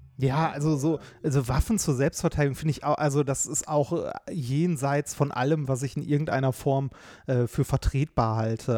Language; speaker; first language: German; native; German